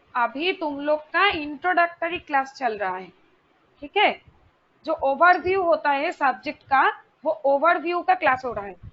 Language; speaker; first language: Hindi; non-native, local second language; Bangla